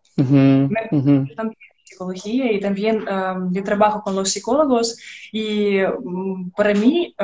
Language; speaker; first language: Spanish; non-native, learner; Russian